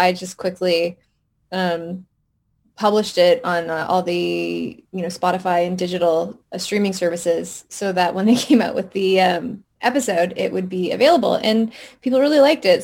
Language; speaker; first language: English; native; English